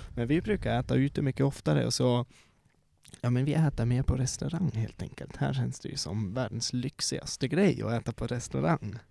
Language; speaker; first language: Swedish; non-native, fluent; Swiss German